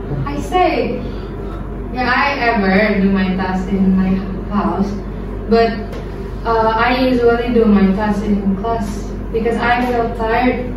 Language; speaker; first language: English; non-native, learner; Indonesian